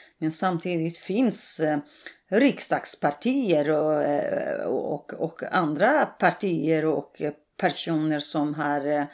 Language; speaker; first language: Swedish; non-native, fluent; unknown